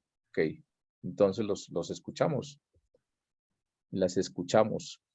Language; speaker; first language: Spanish; native; Spanish